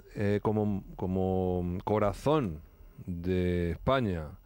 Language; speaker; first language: Spanish; native; Spanish